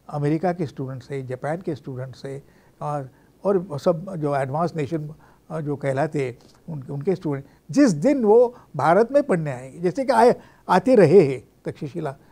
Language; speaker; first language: Hindi; non-native, local second language; Marathi